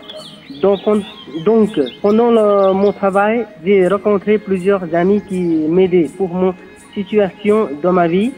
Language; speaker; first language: French; non-native, learner; Nepali